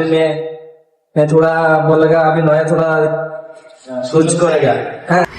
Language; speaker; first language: Hindi; non-native, learner; Bangla